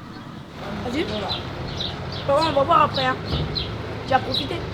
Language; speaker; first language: French; native; French